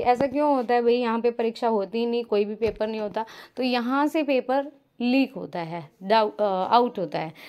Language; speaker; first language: Hindi; native; Hindi